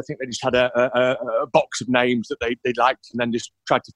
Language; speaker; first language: English; native; English